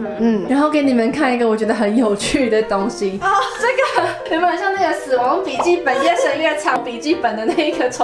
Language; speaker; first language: Chinese; native; Chinese